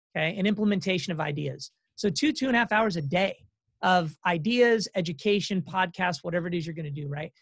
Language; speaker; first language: English; native; English